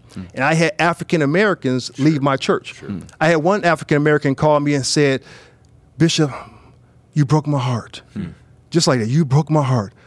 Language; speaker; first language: English; native; English